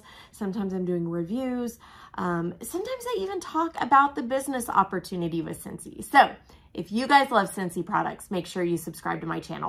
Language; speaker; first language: English; native; English